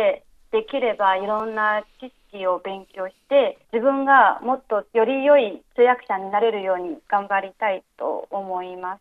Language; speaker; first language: Japanese; non-native, fluent; Chinese